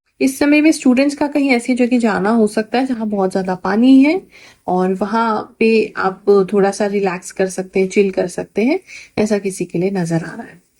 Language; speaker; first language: Hindi; native; Hindi